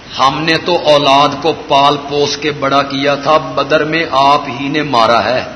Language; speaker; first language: Urdu; non-native, local second language; Punjabi